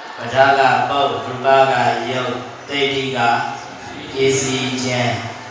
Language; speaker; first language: Burmese; native; Burmese